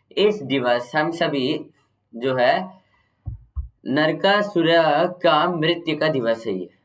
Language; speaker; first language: Hindi; non-native, local second language; Kannada